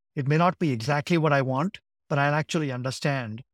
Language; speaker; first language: English; non-native, local second language; Gujarati